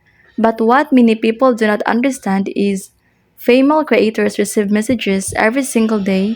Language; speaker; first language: English; non-native, local second language; Filipino